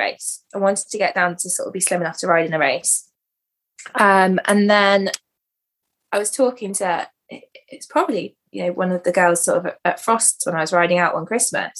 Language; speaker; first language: English; native; English